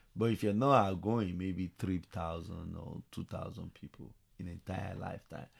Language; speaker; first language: English; non-native, local second language; Yoruba